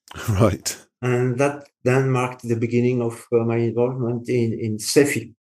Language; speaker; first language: English; non-native, fluent; French